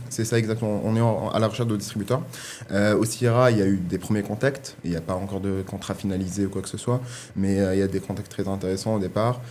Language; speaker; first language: French; non-native, local second language; Arabic